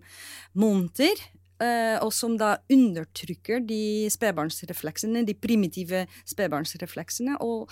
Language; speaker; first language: Norwegian; non-native, fluent; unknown